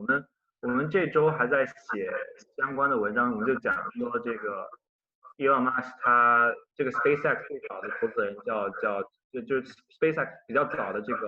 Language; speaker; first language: Chinese; native; Chinese